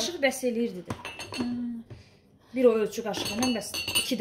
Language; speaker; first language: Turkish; non-native, learner; Azerbaijani